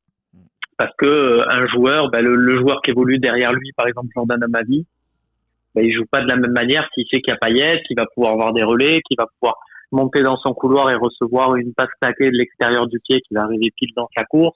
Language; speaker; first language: French; native; French